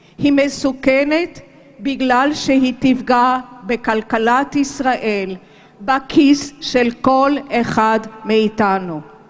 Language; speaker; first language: Hebrew; early bilingual, other home language; Romanian